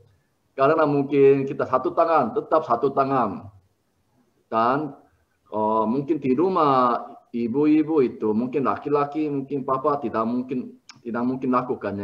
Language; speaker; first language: Indonesian; non-native, learner; Korean